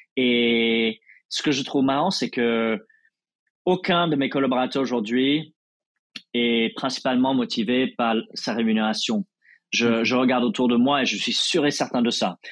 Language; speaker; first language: French; non-native, fluent; English